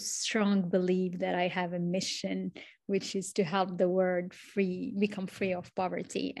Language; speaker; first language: English; non-native, fluent; Arabic